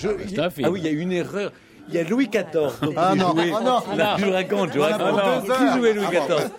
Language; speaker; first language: French; native; French